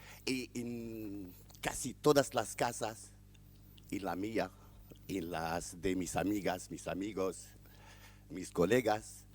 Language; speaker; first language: Spanish; non-native, fluent; Arabic